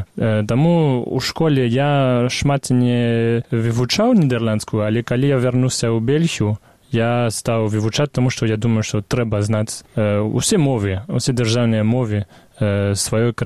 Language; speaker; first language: Belarusian; non-native, fluent; French